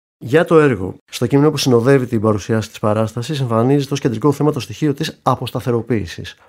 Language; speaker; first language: Greek; native; Greek